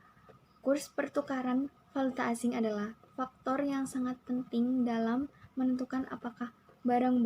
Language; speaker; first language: Indonesian; native; Indonesian